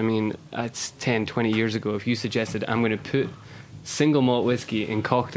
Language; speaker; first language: English; native; English